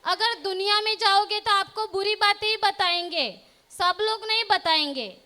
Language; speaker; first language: Hindi; non-native, local second language; Marathi